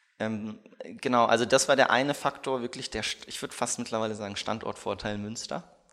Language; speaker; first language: German; early bilingual, other home language; Russian